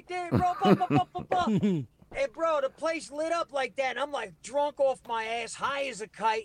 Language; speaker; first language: English; native; English